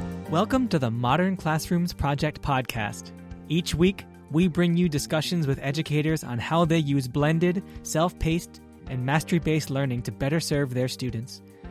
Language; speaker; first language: English; native; English